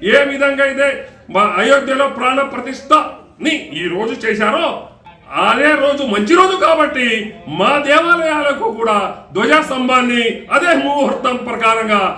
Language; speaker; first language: Telugu; non-native, local second language; Lambadi